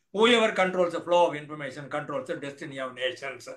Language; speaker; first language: English; non-native, local second language; Tamil